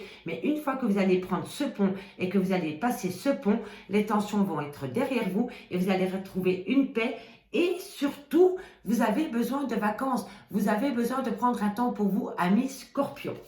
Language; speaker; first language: French; native; French